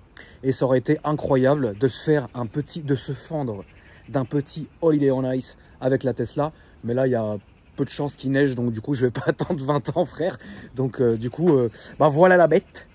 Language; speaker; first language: French; native; French